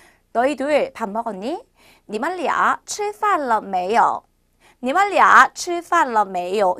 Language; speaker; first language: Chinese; non-native, fluent; Korean